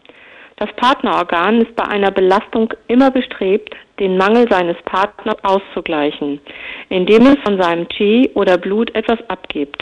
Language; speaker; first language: German; native; German